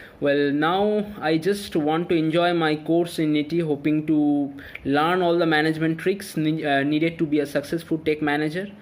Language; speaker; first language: English; non-native, local second language; Bangla